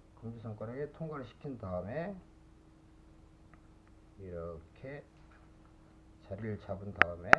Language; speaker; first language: Korean; native; Korean